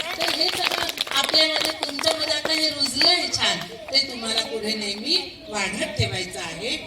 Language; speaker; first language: Marathi; non-native, local second language; Marwari